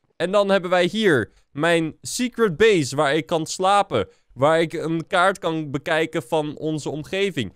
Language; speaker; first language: Dutch; native; Dutch